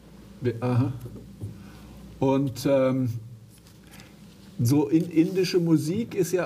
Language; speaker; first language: German; native; German